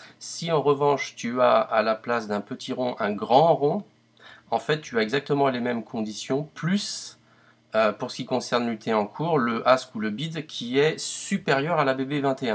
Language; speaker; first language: French; native; French